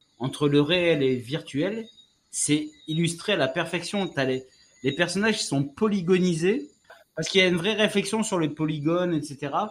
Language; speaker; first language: French; native; French